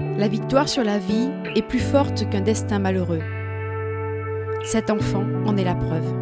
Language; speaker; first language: French; native; French